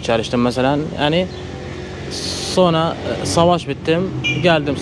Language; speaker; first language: Turkish; non-native, learner; Arabic